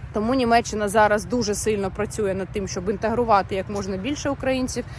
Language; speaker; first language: Ukrainian; non-native, local second language; Russian